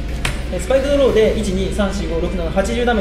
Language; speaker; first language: Japanese; native; Japanese